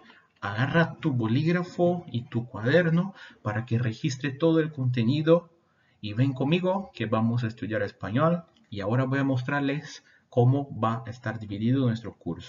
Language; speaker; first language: Spanish; non-native, fluent; Portuguese